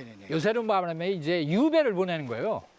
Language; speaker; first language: Korean; native; Korean